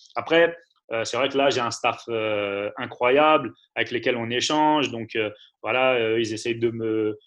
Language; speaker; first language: French; native; French